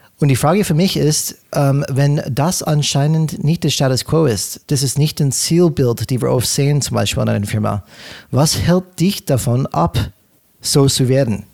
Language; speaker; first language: German; non-native, fluent; English